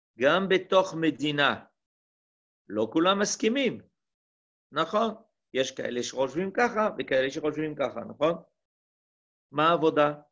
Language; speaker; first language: Hebrew; non-native, fluent; French